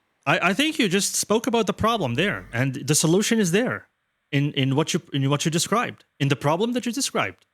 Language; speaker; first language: English; non-native, fluent; Arabic